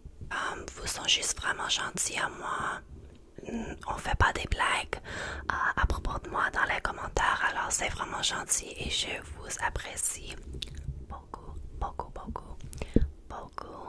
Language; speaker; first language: French; non-native, learner; English